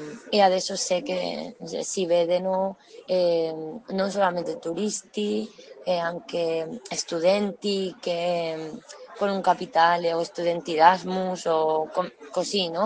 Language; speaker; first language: Italian; non-native, learner; Spanish